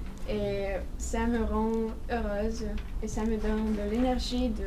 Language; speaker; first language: French; non-native, fluent; Russian